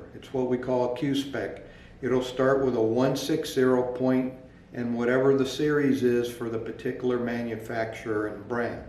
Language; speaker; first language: English; native; English